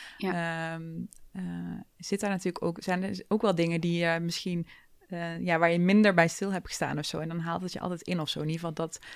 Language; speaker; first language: Dutch; early bilingual, other home language; Turkish